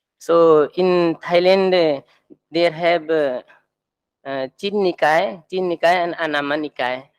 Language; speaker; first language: English; non-native, fluent; Thai